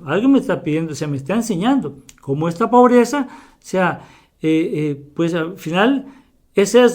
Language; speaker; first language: Spanish; native; Spanish